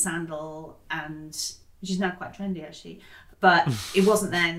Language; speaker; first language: English; native; English